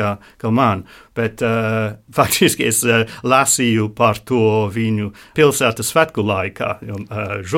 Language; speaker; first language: Latvian; non-native, learner; English